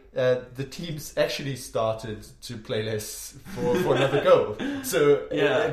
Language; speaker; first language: English; non-native, fluent; German